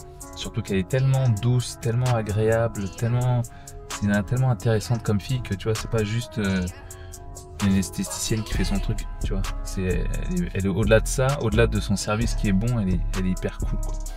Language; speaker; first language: French; native; French